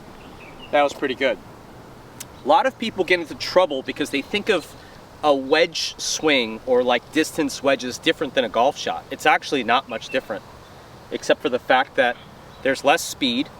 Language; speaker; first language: English; native; English